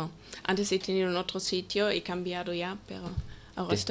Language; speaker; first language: Spanish; non-native, fluent; German